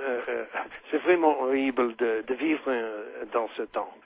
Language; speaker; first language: French; non-native, fluent; English